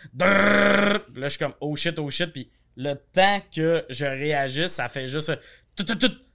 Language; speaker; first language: French; native; French